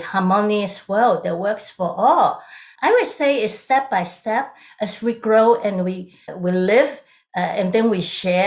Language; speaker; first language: English; non-native, local second language; Cantonese